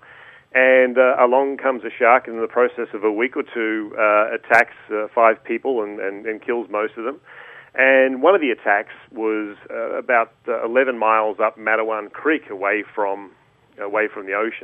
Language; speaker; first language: English; native; English